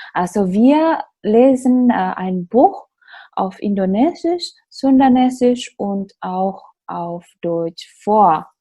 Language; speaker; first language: German; non-native, fluent; Indonesian